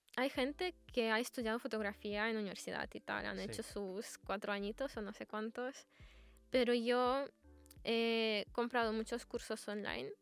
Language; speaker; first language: Spanish; non-native, fluent; Russian